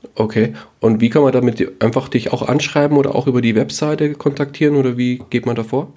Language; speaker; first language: German; native; German